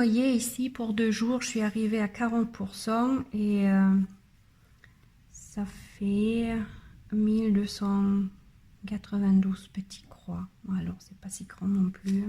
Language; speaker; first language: French; non-native, learner; German